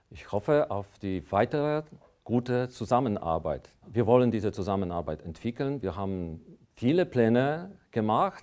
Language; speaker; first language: German; non-native, fluent; Polish